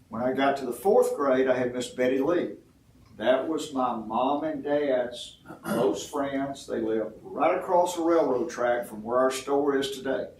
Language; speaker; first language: English; native; English